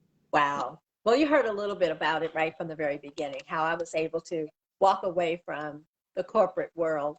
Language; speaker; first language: English; native; English